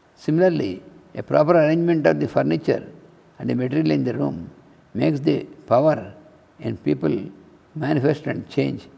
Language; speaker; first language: English; non-native, local second language; Telugu